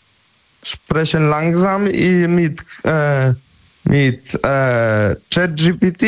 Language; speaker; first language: German; non-native, learner; Polish